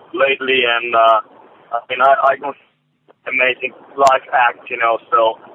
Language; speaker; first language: English; non-native, fluent; Polish